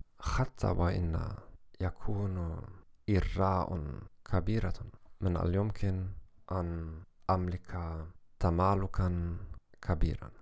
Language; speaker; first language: Arabic; non-native, learner; German